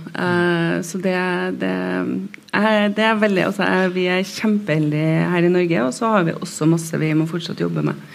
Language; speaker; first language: Norwegian; native; Norwegian